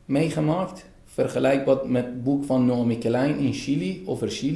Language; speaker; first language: Dutch; non-native, fluent; Persian